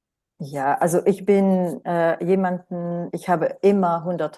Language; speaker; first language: German; non-native, fluent; Romanian